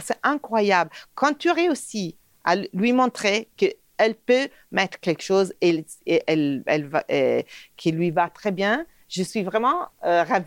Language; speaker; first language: French; non-native, fluent; Italian